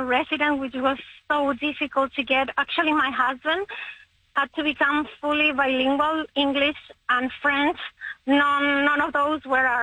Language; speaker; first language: English; non-native, fluent; Spanish